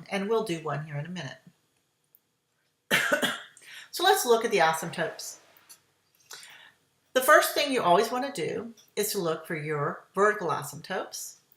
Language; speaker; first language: English; native; English